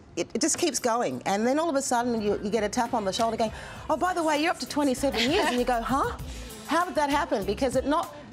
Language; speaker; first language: English; native; English